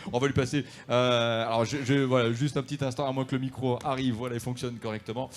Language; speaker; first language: French; native; French